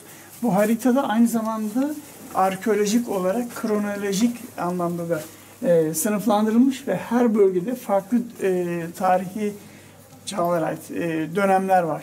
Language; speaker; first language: Turkish; native; Turkish